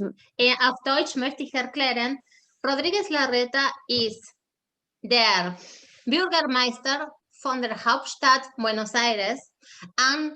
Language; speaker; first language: German; non-native, fluent; Spanish